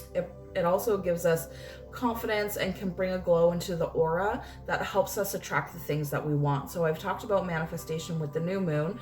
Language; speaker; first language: English; native; English